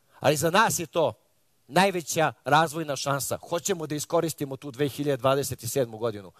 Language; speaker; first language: Serbian; native; Serbian